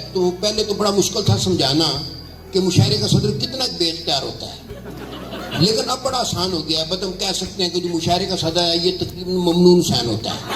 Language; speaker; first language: Urdu; non-native, local second language; Punjabi